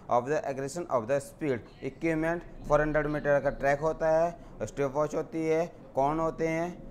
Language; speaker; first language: Hindi; native; Hindi